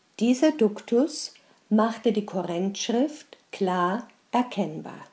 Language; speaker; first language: German; native; German